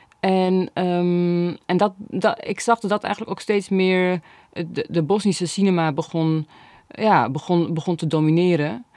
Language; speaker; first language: Dutch; early bilingual, other home language; Bosnian